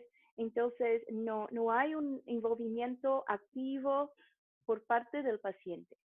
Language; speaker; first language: Spanish; non-native, fluent; Portuguese